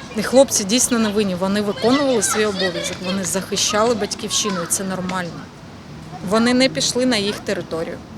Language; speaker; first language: Ukrainian; non-native, local second language; Russian